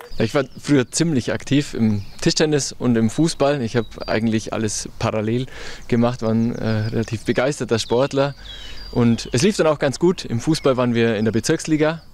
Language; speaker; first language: German; native; German